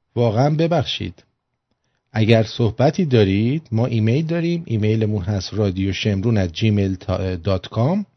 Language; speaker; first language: Persian; native; Persian